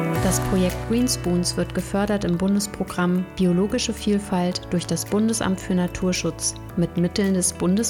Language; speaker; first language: German; native; German